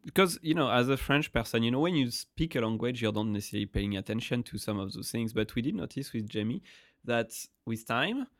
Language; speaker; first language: English; non-native, fluent; French